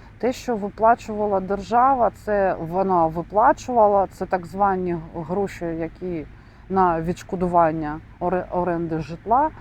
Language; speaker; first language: Ukrainian; non-native, local second language; Russian